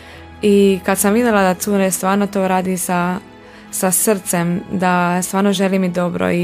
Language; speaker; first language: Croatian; non-native, local second language; Hungarian